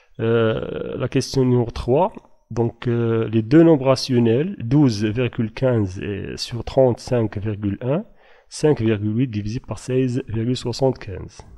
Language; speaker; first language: French; non-native, local second language; Arabic